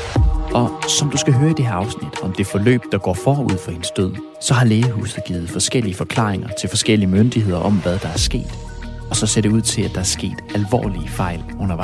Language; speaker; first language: Danish; native; Danish